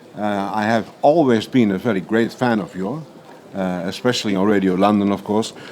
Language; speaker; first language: English; non-native, fluent; Dutch